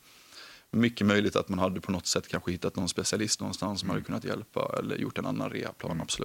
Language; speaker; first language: Swedish; native; Swedish